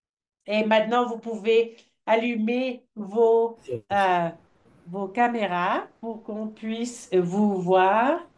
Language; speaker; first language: French; non-native, fluent; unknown